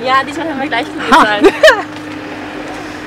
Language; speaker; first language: German; native; German